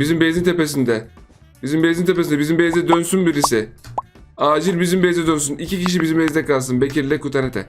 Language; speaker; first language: Turkish; native; Turkish